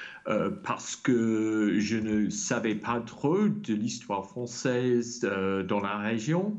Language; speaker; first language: French; non-native, fluent; English